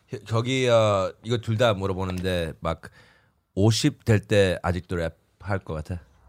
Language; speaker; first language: Korean; early bilingual, heritage; Korean